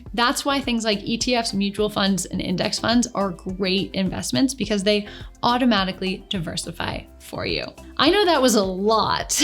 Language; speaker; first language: English; native; English